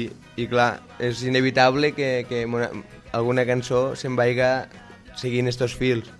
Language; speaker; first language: Catalan; native; Catalan